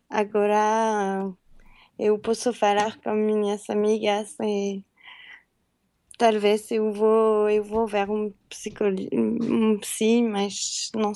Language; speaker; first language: Portuguese; non-native, learner; French